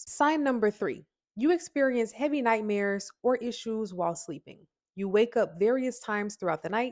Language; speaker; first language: English; native; English